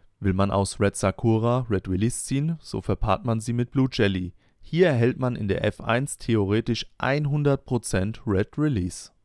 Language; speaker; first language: German; native; German